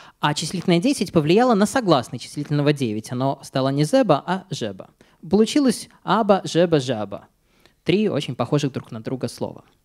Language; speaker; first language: Russian; native; Russian